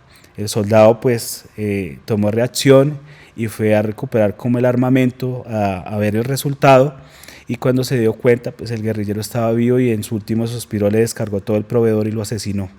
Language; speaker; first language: Spanish; native; Spanish